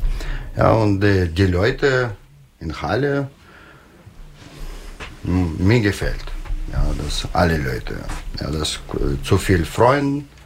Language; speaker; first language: German; non-native, learner; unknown